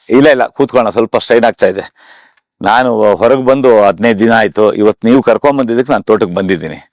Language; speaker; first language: Kannada; native; Kannada